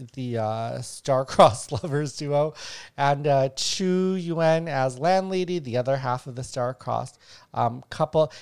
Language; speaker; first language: English; native; English